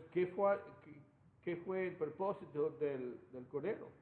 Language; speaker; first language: Spanish; non-native, fluent; English